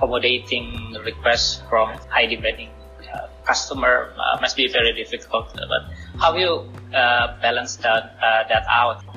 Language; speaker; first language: English; non-native, learner; Indonesian